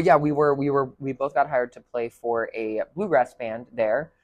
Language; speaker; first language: English; native; English